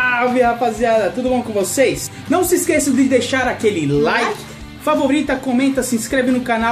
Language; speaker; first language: Portuguese; native; Portuguese